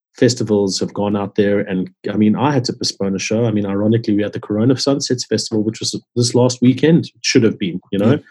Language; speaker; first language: English; native; English